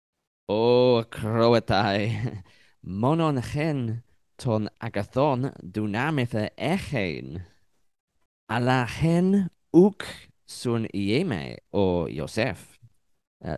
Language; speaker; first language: Greek; non-native, learner; English